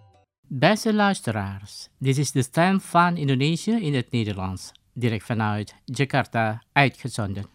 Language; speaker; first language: Dutch; non-native, fluent; Indonesian